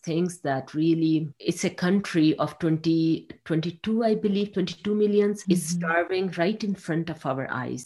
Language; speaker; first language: English; non-native, local second language; Urdu